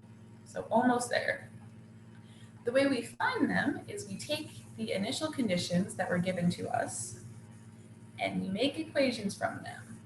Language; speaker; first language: English; native; English